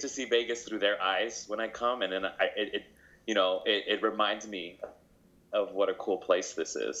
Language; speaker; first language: English; early bilingual, other home language; Spanish